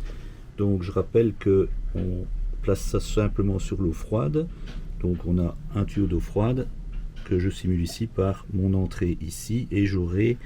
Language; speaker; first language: French; native; French